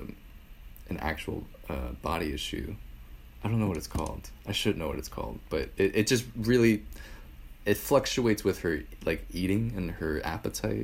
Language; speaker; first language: English; native; English